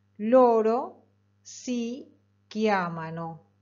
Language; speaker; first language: Italian; non-native, fluent; Spanish